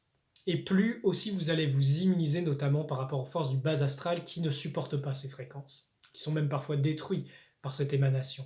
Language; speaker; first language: French; native; French